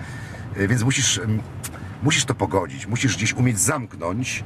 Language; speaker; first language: Polish; native; Polish